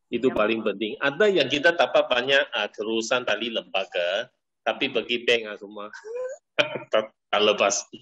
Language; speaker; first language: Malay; non-native, local second language; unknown